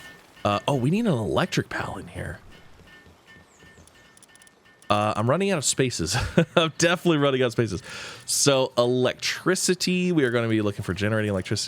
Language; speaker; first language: English; native; English